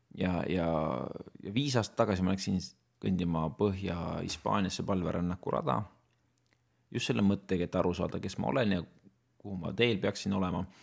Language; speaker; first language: Estonian; native; Estonian